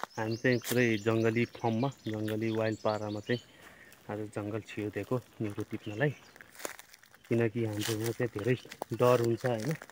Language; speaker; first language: Nepali; non-native, local second language; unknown